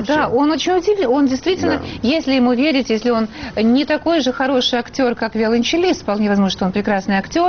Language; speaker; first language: Russian; native; Russian